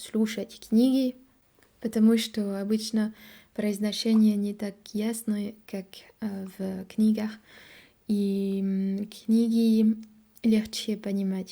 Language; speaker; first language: Russian; non-native, learner; French